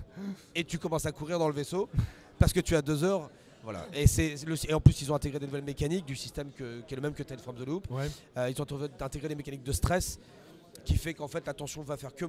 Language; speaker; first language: French; native; French